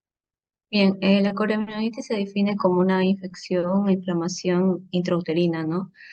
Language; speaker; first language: Spanish; native; Spanish